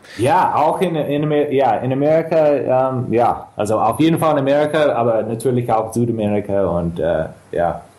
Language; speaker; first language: German; non-native, fluent; English